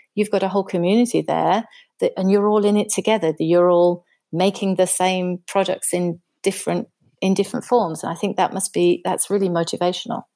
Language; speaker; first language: English; native; English